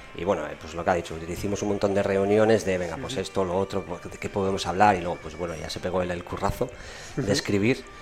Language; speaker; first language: Spanish; native; Spanish